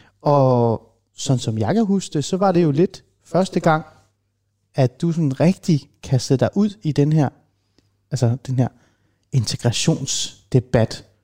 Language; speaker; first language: Danish; early bilingual, other home language; Persian